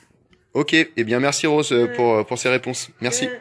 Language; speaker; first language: French; native; French